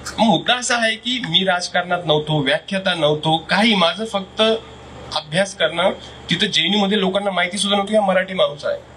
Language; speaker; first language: Marathi; non-native, local second language; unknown